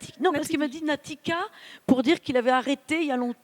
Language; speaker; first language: French; native; French